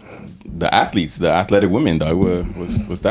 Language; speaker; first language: English; native; English